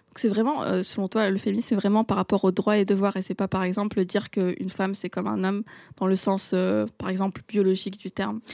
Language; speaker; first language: French; non-native, local second language; Arabic